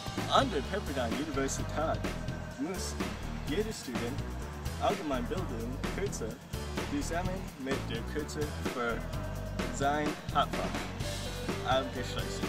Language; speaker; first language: German; non-native, learner; English